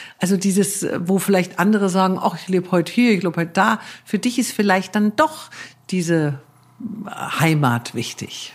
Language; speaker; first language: German; native; German